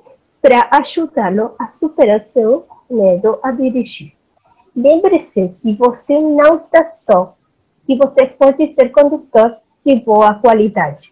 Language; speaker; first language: Portuguese; non-native, learner; Spanish